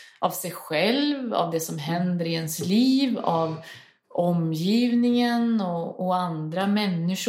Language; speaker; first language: Swedish; native; Swedish